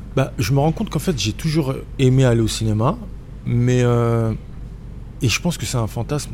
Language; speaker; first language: French; native; French